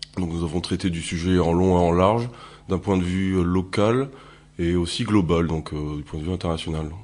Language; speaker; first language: French; native; French